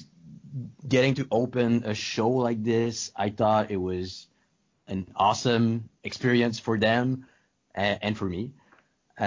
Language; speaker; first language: English; non-native, fluent; French